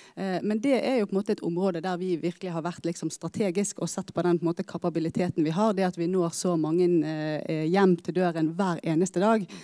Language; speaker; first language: Norwegian; native; Norwegian